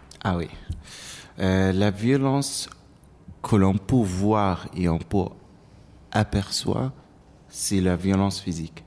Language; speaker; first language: French; non-native, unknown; Arabic